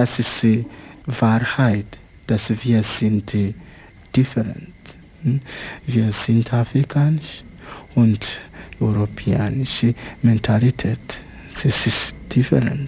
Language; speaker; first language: German; non-native, learner; Swahili